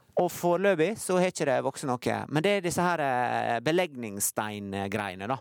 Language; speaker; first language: Norwegian; native; Norwegian